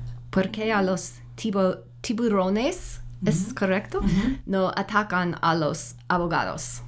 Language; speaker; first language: Spanish; non-native, learner; English